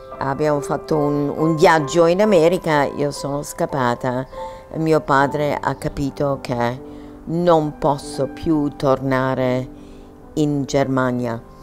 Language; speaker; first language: Italian; non-native, fluent; German